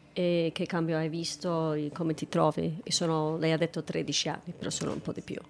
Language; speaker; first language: Italian; non-native, fluent; English